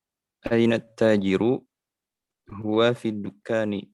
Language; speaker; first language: Arabic; non-native, learner; Indonesian